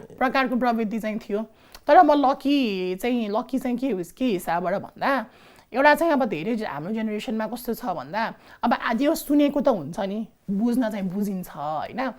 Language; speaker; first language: Nepali; native; Nepali